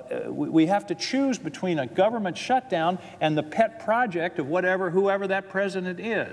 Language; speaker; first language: English; native; English